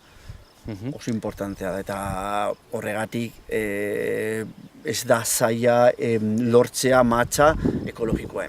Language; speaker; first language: Basque; non-native, local second language; Spanish